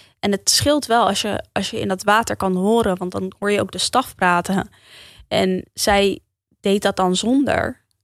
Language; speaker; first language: Dutch; early bilingual, heritage; Dutch